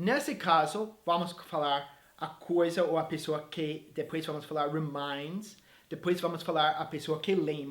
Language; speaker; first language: Portuguese; non-native, fluent; English